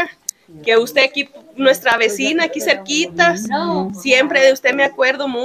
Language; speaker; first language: Spanish; native; Spanish